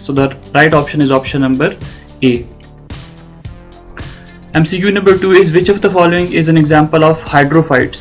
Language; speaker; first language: English; non-native, local second language; Hindi